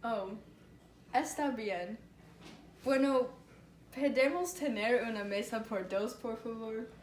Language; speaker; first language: Spanish; non-native, learner; English